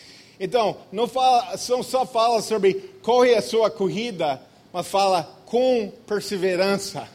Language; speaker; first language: Portuguese; non-native, fluent; English